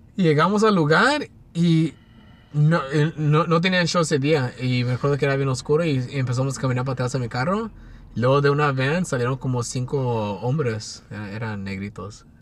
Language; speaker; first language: Spanish; early bilingual, heritage; Spanish